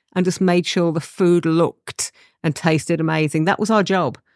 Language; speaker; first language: English; native; English